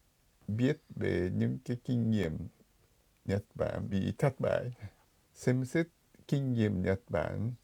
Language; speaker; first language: Vietnamese; non-native, fluent; Japanese